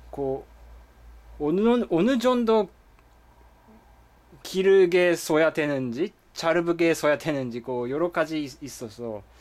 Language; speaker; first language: Korean; non-native, fluent; Japanese